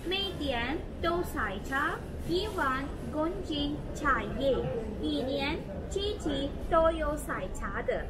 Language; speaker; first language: Chinese; non-native, learner; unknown